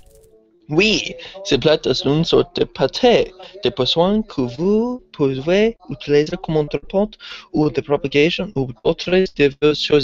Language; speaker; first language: French; non-native, learner; English